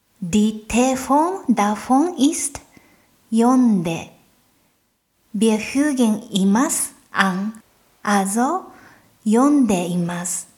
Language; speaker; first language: German; non-native, fluent; Japanese